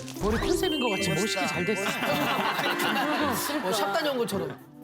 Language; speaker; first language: Korean; native; Korean